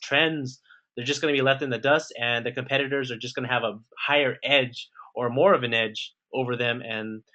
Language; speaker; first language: English; native; English